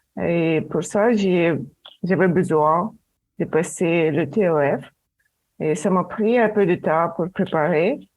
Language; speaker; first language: French; non-native, fluent; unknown